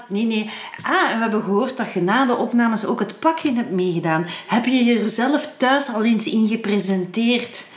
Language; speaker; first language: Dutch; native; Dutch